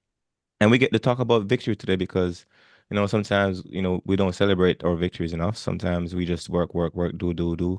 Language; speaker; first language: English; non-native, fluent; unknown